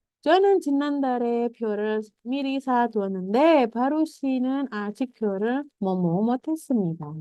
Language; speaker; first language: Korean; non-native, fluent; Indonesian